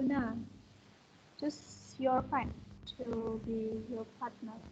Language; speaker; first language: English; non-native, fluent; Indonesian